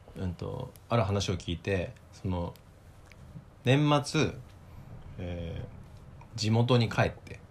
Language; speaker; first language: Japanese; native; Japanese